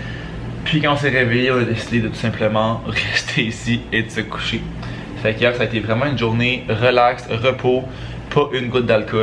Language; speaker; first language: French; native; French